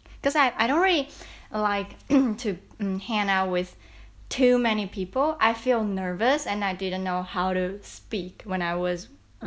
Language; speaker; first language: English; non-native, fluent; Chinese